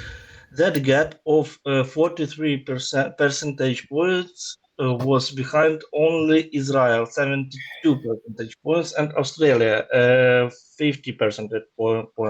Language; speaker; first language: English; non-native, learner; Ukrainian